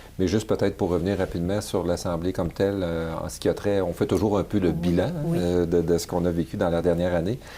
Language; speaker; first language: French; native; French